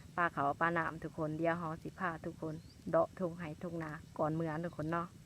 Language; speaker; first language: Lao; non-native, local second language; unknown